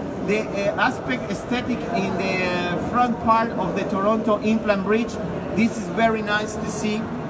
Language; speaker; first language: English; non-native, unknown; Spanish